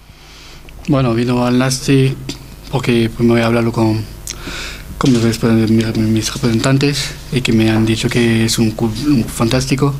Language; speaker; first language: Spanish; non-native, fluent; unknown